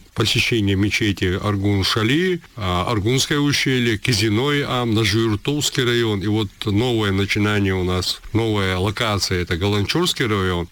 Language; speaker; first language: Russian; non-native, local second language; Chechen